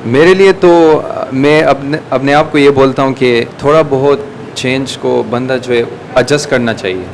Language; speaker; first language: Urdu; early bilingual, heritage; Urdu